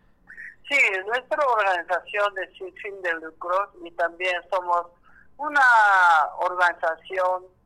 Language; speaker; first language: Spanish; non-native, learner; Korean